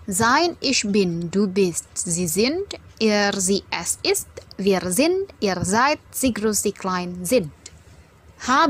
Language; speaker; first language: German; non-native, fluent; Indonesian